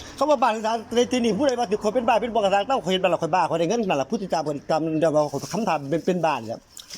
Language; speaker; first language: Thai; native; Thai